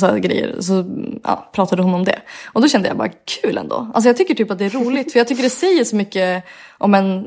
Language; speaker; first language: Swedish; native; Swedish